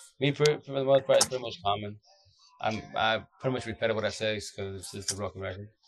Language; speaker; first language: English; early bilingual, other home language; Spanish